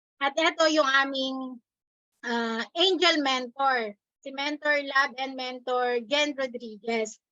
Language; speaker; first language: Filipino; native; Filipino